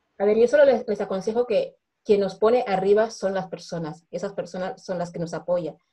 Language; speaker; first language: Spanish; non-native, local second language; Fang